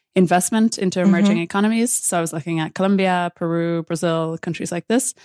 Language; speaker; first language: English; native; English